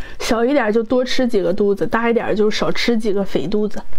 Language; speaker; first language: Chinese; native; Chinese